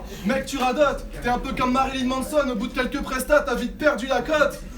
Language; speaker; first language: French; native; French